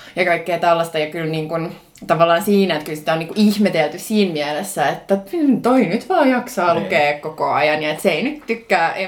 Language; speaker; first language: Finnish; non-native, local second language; Swedish